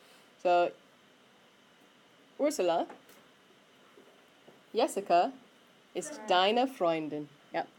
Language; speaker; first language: German; non-native, fluent; English